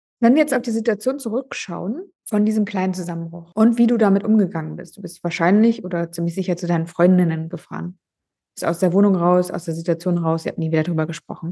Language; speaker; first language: German; native; German